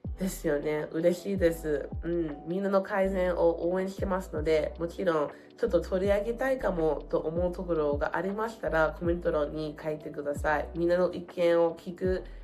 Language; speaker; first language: Japanese; non-native, fluent; English